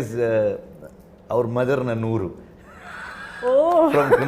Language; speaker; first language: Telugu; non-native, learner; Kannada